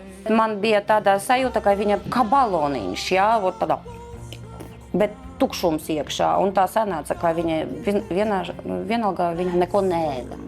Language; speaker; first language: Latvian; non-native, local second language; Russian